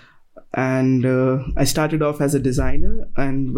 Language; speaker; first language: English; non-native, local second language; Hindi